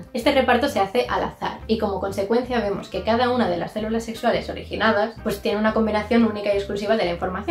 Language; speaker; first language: Spanish; native; Spanish